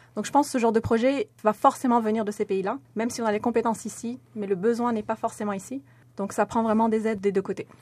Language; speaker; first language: French; non-native, local second language; Arabic